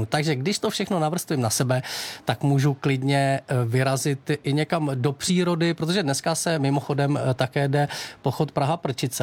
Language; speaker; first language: Czech; native; Czech